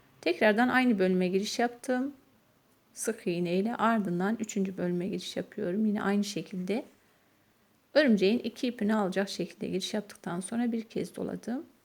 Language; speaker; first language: Turkish; native; Turkish